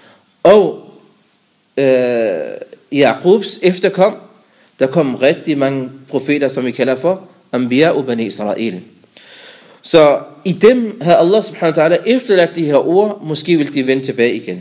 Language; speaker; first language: Danish; non-native, fluent; Arabic